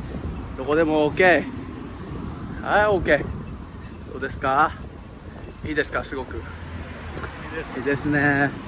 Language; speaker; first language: Japanese; non-native, fluent; Nepali